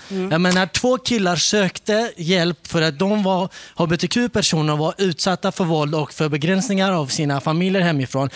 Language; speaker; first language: Swedish; early bilingual, other home language; Kurdish